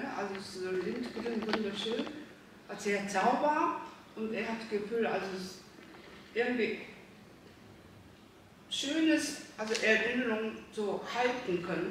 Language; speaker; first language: German; non-native, learner; Korean